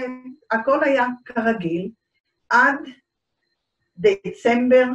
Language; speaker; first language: Hebrew; early bilingual, other home language; Dutch